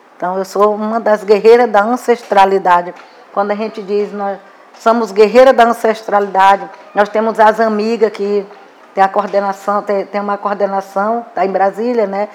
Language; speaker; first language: Portuguese; non-native, local second language; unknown